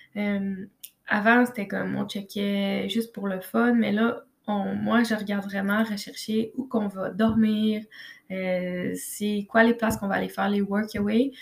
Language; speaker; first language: French; native; French